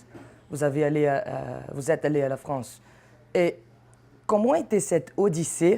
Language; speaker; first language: French; non-native, fluent; Portuguese